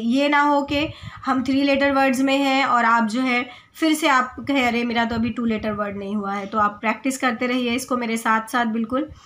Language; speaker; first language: Hindi; native; Hindi